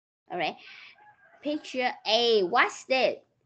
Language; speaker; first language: English; non-native, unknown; Vietnamese